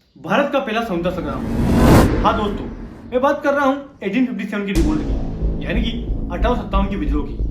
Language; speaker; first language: Hindi; non-native, local second language; Bangla